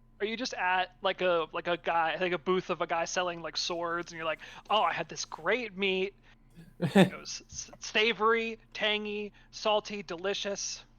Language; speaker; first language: English; native; English